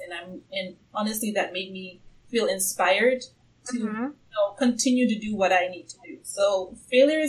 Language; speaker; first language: English; non-native, local second language; Swahili